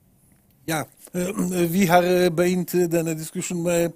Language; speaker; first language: Norwegian; non-native, fluent; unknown